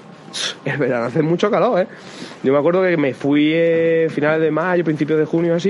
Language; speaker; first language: Spanish; native; Spanish